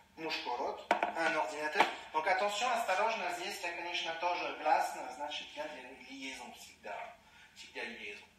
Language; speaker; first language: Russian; non-native, learner; French